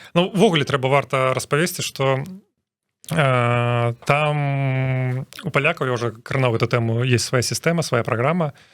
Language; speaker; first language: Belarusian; non-native, local second language; Russian